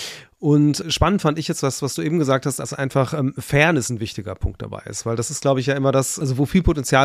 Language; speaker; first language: German; native; German